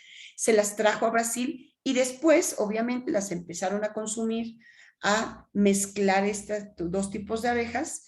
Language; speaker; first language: Spanish; native; Spanish